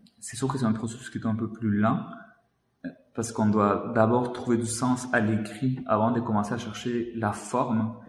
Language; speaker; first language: French; non-native, fluent; Spanish